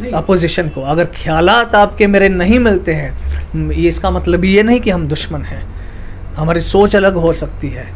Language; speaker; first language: Hindi; native; Hindi